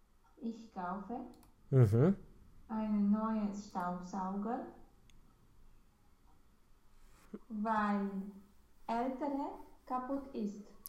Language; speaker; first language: German; non-native, learner; Romanian